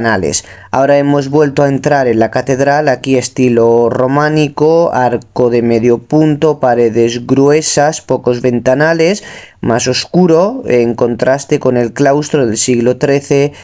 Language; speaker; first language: Spanish; native; Spanish